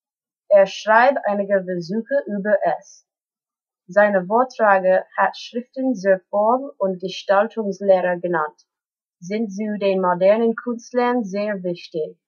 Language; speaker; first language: German; non-native, learner; English